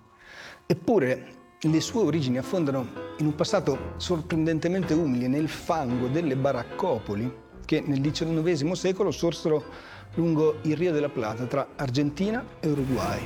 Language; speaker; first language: Italian; native; Italian